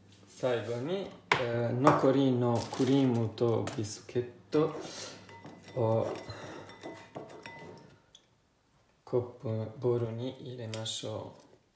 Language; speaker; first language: Japanese; non-native, learner; Italian